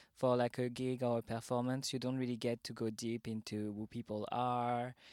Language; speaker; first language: English; non-native, fluent; French